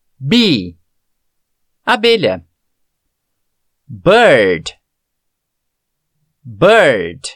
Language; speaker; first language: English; non-native, fluent; Portuguese